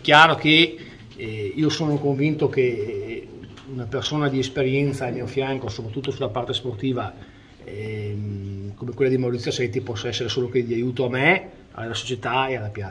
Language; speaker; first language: Italian; native; Italian